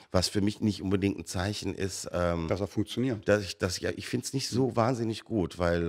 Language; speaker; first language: German; native; German